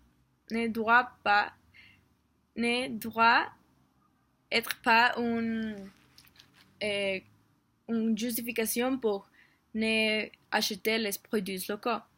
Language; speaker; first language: French; non-native, learner; Spanish